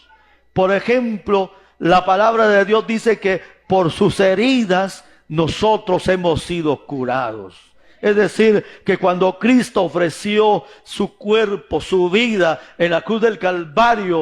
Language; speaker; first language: Spanish; native; Spanish